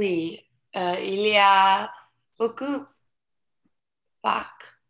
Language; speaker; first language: French; non-native, learner; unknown